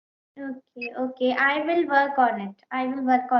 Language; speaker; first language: English; non-native, learner; Hindi